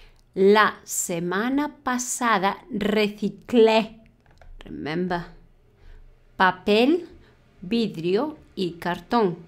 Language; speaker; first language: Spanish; non-native, fluent; English